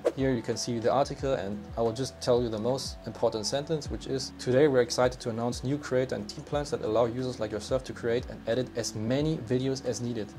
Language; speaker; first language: English; non-native, fluent; German